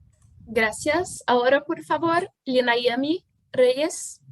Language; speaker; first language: Spanish; non-native, fluent; Portuguese